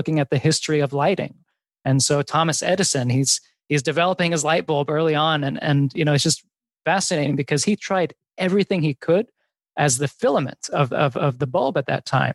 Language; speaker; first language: English; native; English